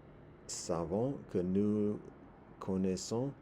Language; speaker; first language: French; non-native, learner; English